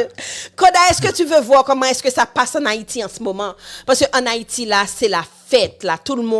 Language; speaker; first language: French; non-native, local second language; Haitian Creole